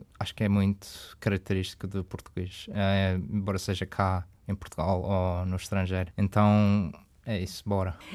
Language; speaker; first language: Portuguese; early bilingual, heritage; Portuguese